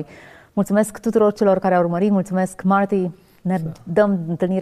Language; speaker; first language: Romanian; native; Romanian